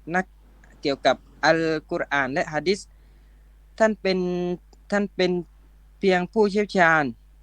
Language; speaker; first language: Thai; non-native, local second language; Pattani Malay